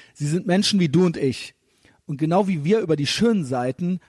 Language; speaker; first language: German; native; German